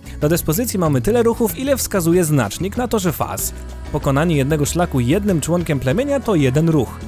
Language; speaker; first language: Polish; native; Polish